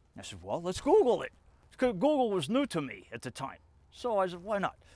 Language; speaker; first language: English; native; English